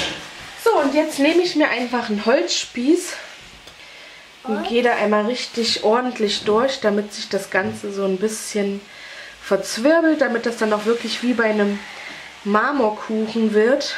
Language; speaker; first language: German; native; German